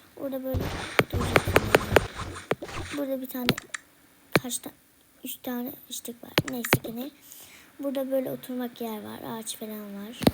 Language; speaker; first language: Turkish; early bilingual, heritage; Turkish